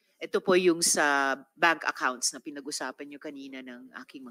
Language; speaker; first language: Filipino; native; Filipino